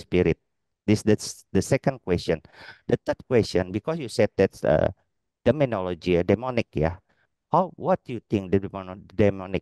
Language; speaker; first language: English; non-native, learner; Indonesian